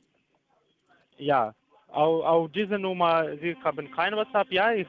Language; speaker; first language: German; non-native, learner; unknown